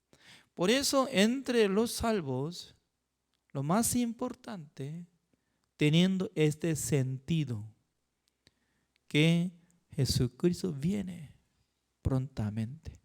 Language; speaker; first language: Spanish; non-native, learner; Korean